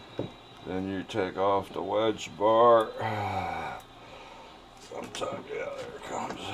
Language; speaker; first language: English; native; English